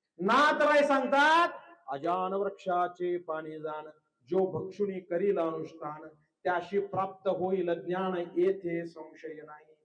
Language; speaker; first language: Marathi; non-native, local second language; Kannada